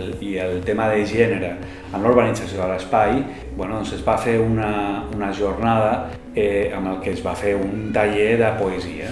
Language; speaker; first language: Catalan; native; Catalan